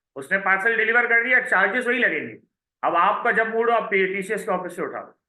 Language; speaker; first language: Urdu; native; Urdu